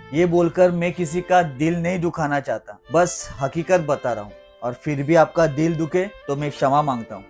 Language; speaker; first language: Hindi; non-native, local second language; Marathi